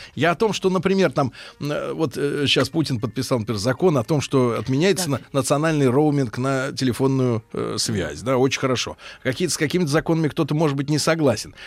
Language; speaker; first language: Russian; native; Russian